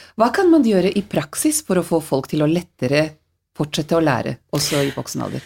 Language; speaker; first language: Norwegian; non-native, fluent; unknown